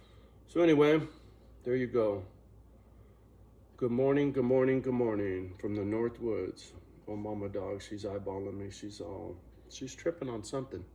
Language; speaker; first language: English; native; English